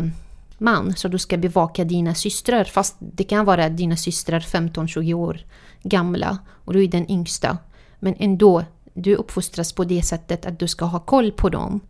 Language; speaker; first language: Swedish; non-native, fluent; Arabic